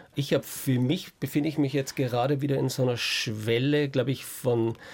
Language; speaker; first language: German; native; German